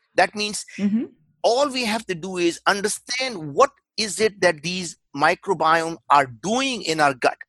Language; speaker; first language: English; non-native, local second language; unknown